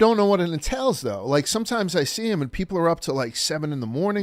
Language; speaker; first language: English; native; English